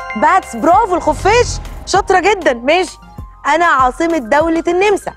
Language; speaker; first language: Arabic; native; Arabic